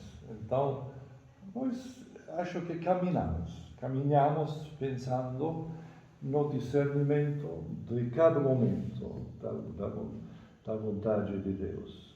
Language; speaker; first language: Portuguese; non-native, fluent; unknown